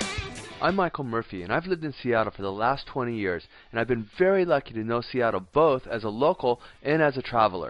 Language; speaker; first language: English; native; English